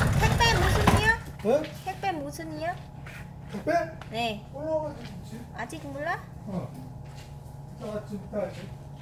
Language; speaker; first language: Korean; non-native, fluent; Vietnamese